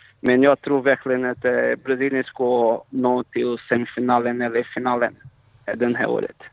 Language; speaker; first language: Swedish; non-native, fluent; Portuguese